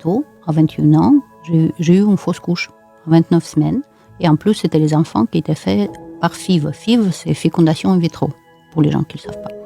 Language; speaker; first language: French; non-native, fluent; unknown